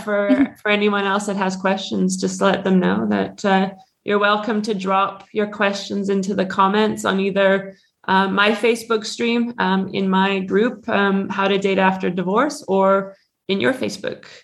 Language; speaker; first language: English; native; English